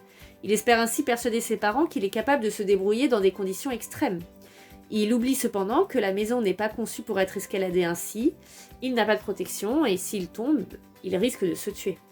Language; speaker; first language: French; native; French